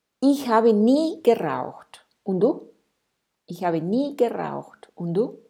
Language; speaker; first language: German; non-native, fluent; Spanish